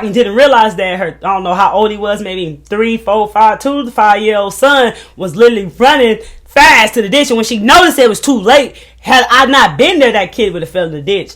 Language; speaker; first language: English; native; English